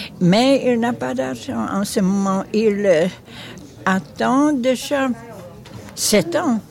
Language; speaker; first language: French; non-native, fluent; Czech